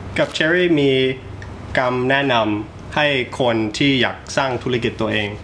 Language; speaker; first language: Thai; early bilingual, heritage; Thai